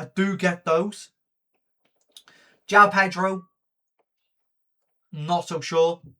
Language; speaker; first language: English; native; English